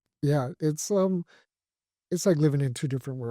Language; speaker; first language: English; native; English